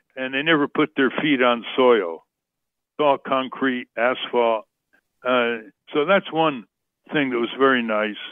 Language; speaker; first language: English; native; English